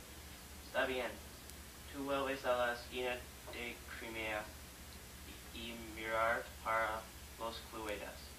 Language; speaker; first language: Spanish; non-native, learner; English